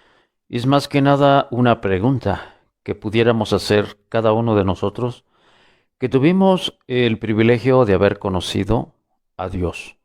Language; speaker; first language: Spanish; native; Spanish